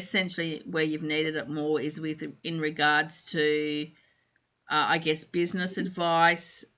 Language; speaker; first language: English; native; English